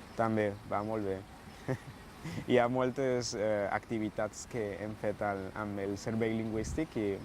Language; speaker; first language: Catalan; non-native, learner; Spanish